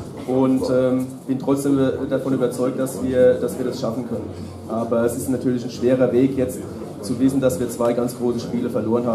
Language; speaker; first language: German; native; German